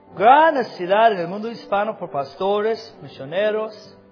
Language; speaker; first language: Spanish; non-native, fluent; English